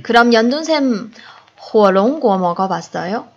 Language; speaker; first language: Korean; non-native, fluent; Chinese